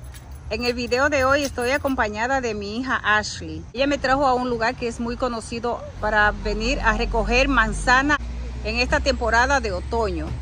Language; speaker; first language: Spanish; native; Spanish